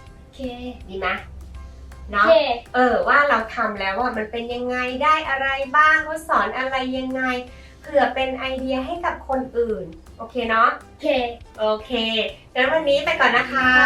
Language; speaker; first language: Thai; native; Thai